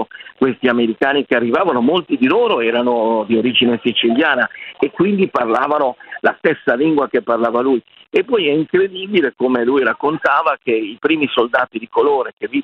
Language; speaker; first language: Italian; native; Italian